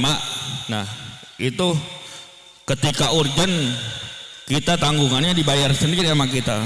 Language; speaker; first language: Indonesian; native; Indonesian